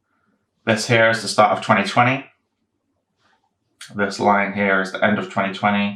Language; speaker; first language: English; native; English